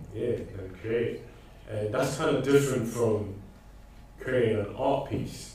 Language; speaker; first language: English; non-native, local second language; Akan